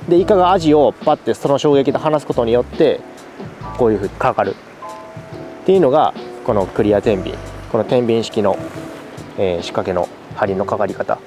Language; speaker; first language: Japanese; native; Japanese